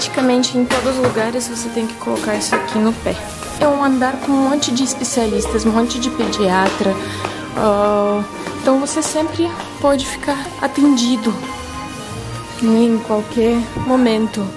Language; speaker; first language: Portuguese; non-native, fluent; Russian